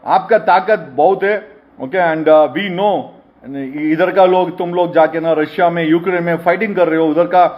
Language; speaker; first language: Hindi; non-native, local second language; Kannada